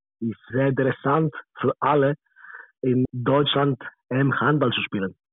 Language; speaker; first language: German; non-native, learner; Greek